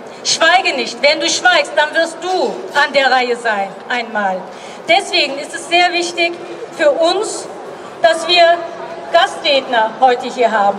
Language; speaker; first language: German; early bilingual, other home language; Turkish